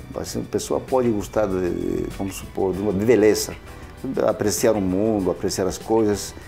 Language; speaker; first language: Portuguese; non-native, fluent; Spanish